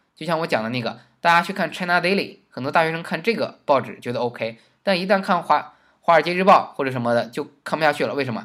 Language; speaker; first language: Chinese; native; Chinese